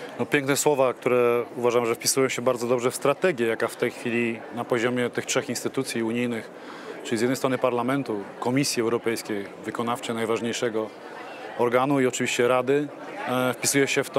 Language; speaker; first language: Polish; native; Polish